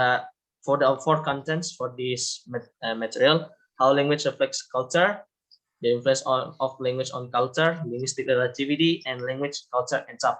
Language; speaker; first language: English; non-native, learner; Indonesian